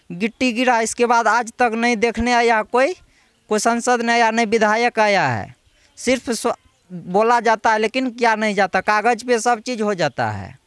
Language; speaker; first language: Hindi; non-native, local second language; Maithili